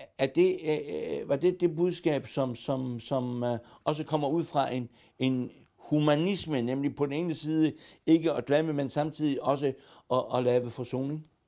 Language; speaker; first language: Danish; non-native, local second language; German